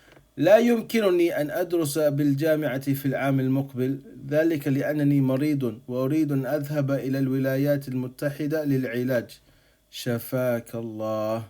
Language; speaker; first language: Arabic; non-native, fluent; English